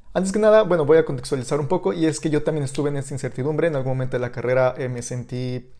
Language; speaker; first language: Spanish; native; Spanish